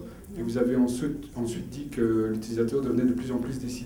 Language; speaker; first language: French; native; French